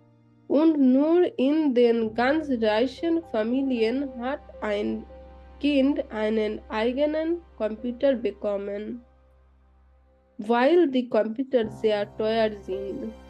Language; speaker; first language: German; non-native, learner; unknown